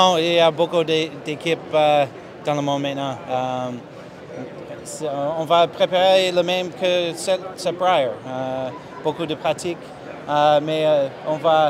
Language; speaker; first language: French; non-native, learner; English